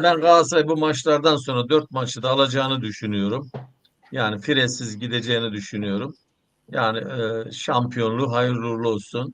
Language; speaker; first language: Turkish; native; Turkish